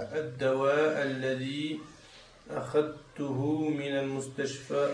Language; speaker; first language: Arabic; non-native, learner; French